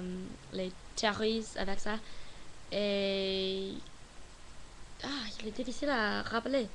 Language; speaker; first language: French; non-native, learner; English